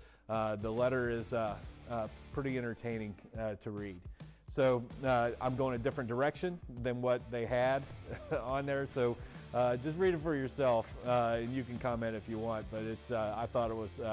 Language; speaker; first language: English; native; English